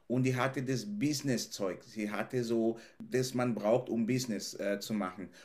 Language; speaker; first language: German; non-native, fluent; French